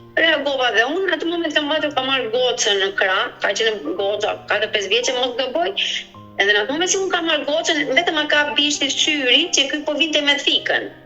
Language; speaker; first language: Albanian; native; Albanian